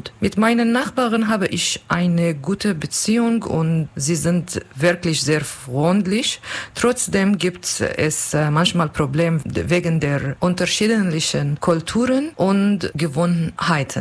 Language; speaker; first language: German; non-native, learner; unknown